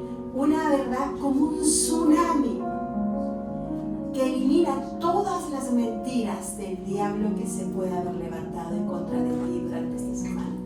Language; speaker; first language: Spanish; native; Spanish